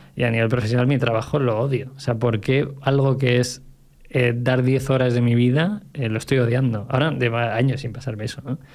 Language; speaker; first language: Spanish; native; Spanish